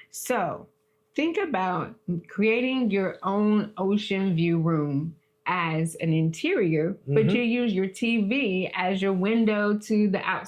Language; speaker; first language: English; native; English